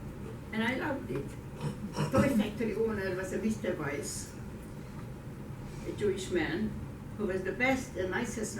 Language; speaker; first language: English; non-native, fluent; Hungarian